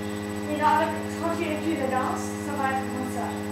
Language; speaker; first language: French; non-native, learner; English